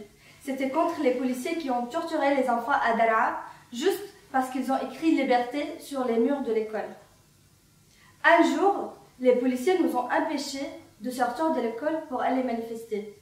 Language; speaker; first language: French; non-native, fluent; Arabic